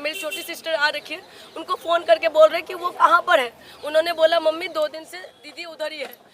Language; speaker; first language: Hindi; non-native, local second language; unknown